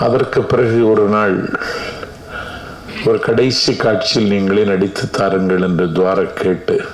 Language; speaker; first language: Tamil; native; Tamil